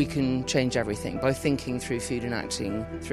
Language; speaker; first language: English; native; English